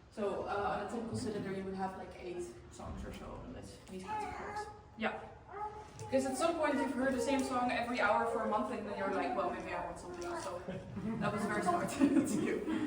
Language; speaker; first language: English; non-native, fluent; Dutch